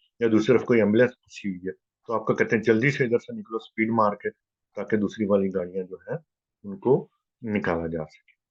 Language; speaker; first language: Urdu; native; Urdu